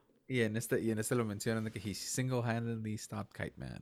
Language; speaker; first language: Spanish; early bilingual, heritage; Spanish